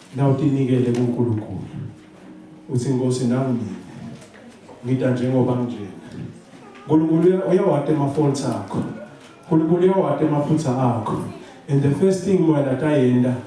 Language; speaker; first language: Zulu; non-native, local second language; Swati